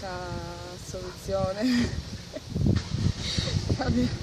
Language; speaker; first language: Italian; native; Italian